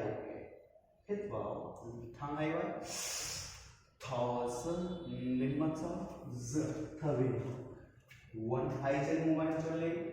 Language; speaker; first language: Vietnamese; non-native, learner; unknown